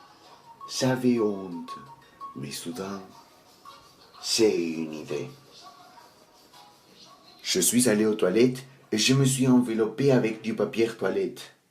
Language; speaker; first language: French; non-native, learner; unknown